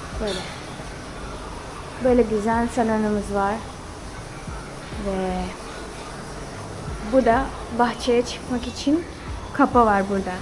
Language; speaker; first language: Turkish; non-native, fluent; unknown